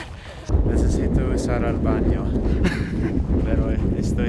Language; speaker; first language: Spanish; non-native, learner; English